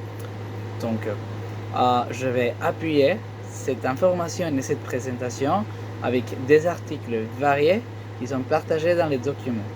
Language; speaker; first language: French; non-native, learner; Spanish